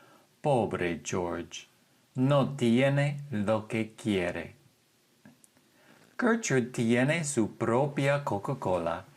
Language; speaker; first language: Spanish; non-native, fluent; English